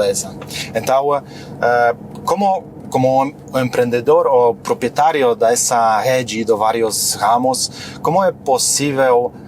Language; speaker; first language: Portuguese; non-native, fluent; Polish